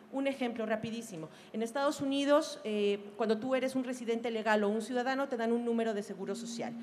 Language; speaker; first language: Spanish; native; Spanish